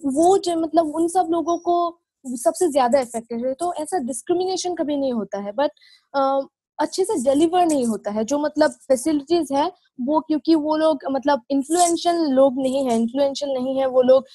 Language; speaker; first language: Hindi; non-native, local second language; Assamese